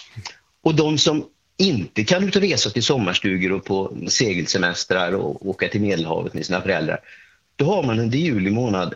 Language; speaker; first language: Swedish; native; Swedish